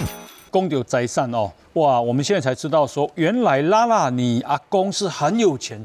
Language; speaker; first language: Chinese; native; Chinese